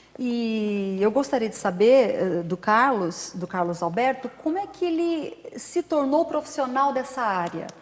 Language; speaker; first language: Portuguese; native; Portuguese